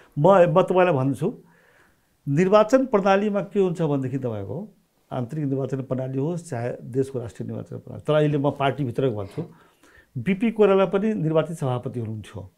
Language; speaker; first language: Nepali; non-native, local second language; Maithili